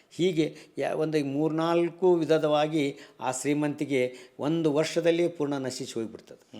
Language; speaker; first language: Kannada; native; Kannada